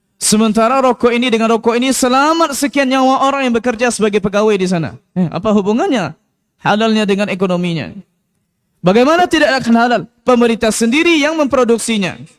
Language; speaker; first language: Malay; non-native, local second language; Minangkabau